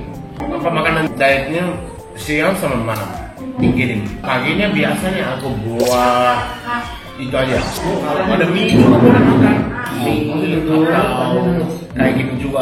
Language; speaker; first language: Indonesian; non-native, learner; Japanese